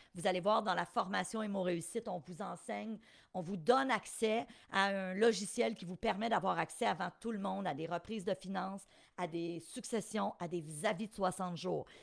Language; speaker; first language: French; native; French